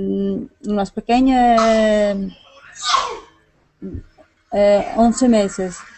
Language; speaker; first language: Spanish; non-native, learner; Portuguese